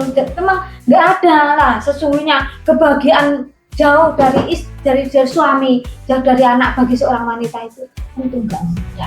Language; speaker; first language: Indonesian; non-native, local second language; Javanese